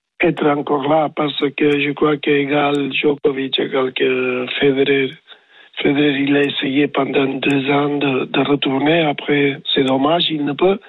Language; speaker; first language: French; non-native, learner; Spanish